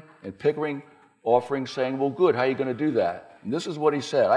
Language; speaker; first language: English; native; English